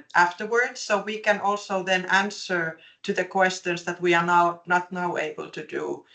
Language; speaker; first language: English; non-native, fluent; Finnish